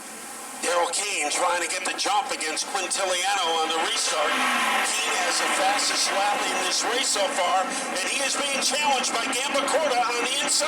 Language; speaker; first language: English; native; English